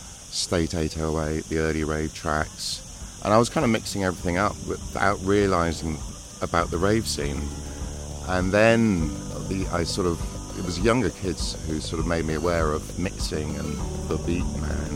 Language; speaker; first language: English; native; English